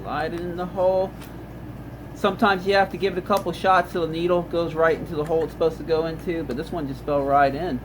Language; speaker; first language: English; native; English